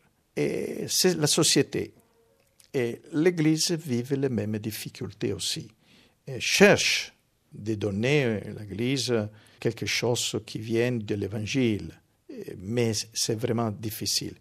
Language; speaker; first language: French; non-native, fluent; Italian